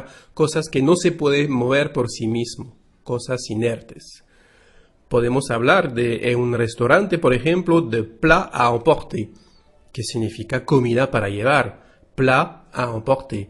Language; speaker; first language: Spanish; non-native, fluent; French